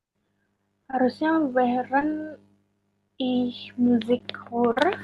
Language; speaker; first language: German; non-native, learner; Indonesian